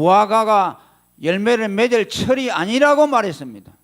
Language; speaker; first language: Korean; native; Korean